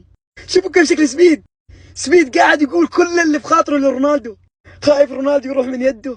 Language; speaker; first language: Arabic; native; Arabic